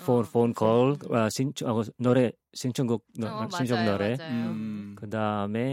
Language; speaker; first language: Korean; non-native, learner; Filipino